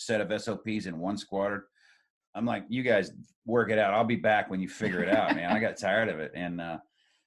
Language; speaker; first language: English; native; English